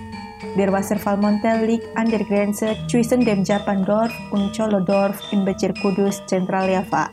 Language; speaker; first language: German; non-native, fluent; Indonesian